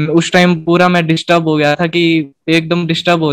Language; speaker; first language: Hindi; native; Hindi